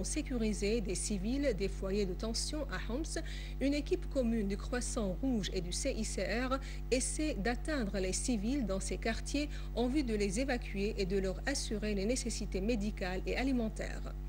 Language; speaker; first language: French; non-native, fluent; Arabic